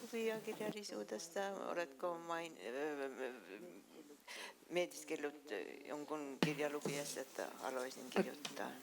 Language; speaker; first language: Finnish; non-native, fluent; Estonian